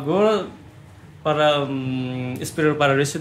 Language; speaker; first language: Portuguese; non-native, learner; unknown